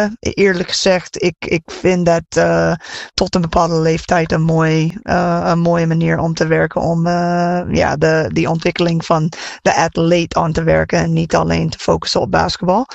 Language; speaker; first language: Dutch; non-native, fluent; English